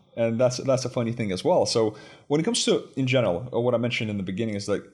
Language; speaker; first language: English; non-native, fluent; Lithuanian